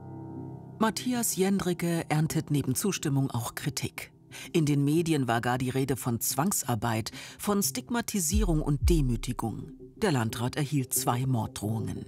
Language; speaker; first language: German; native; German